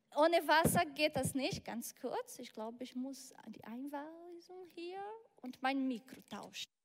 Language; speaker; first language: German; non-native, fluent; Portuguese